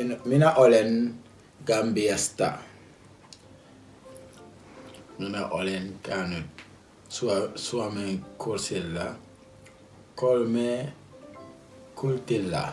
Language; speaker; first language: Finnish; non-native, learner; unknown